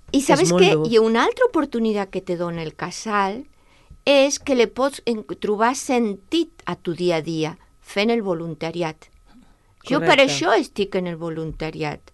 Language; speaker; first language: Catalan; non-native, local second language; Spanish